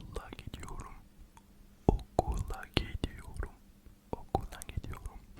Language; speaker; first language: Turkish; early bilingual, heritage; Turkish